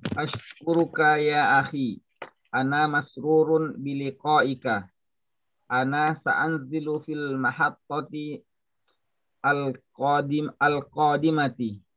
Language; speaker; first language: Arabic; non-native, learner; Indonesian